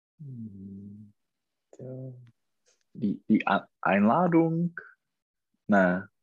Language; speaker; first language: German; non-native, learner; Czech